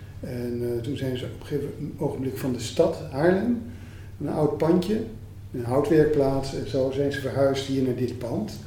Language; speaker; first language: Dutch; native; Dutch